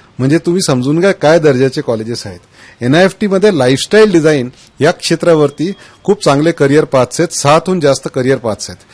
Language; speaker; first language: Marathi; non-native, local second language; Gujarati